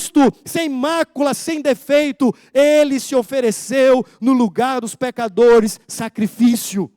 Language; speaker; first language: Portuguese; native; Portuguese